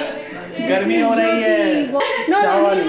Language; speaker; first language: Hindi; native; Hindi